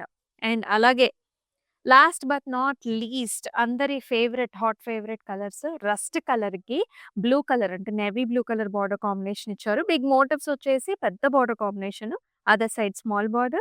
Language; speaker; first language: Telugu; native; Telugu